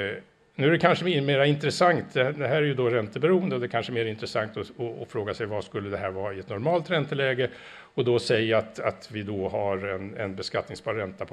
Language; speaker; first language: Swedish; native; Swedish